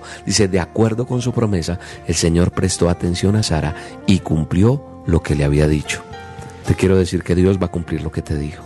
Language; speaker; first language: Spanish; native; Spanish